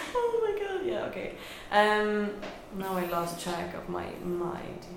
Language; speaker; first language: English; non-native, fluent; Swedish